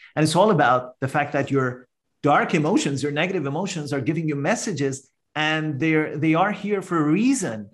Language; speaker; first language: English; non-native, fluent; Persian